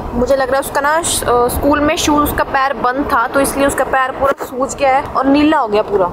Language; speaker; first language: Hindi; native; Hindi